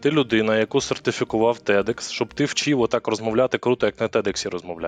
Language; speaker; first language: Ukrainian; native; Ukrainian